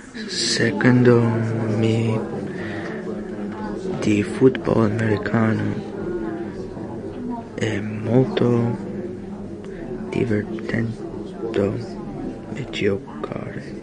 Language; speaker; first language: Italian; non-native, learner; English